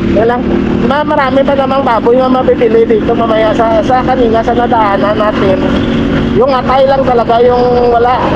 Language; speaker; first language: Filipino; non-native, local second language; Hiligaynon